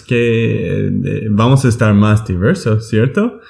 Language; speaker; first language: Spanish; non-native, learner; English